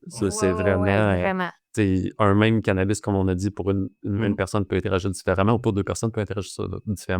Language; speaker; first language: French; native; French